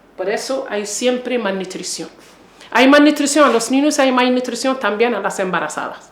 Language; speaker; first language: Spanish; non-native, fluent; Arabic